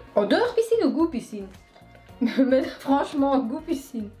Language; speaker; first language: French; native; French